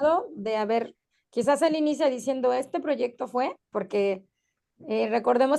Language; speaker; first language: Spanish; native; Spanish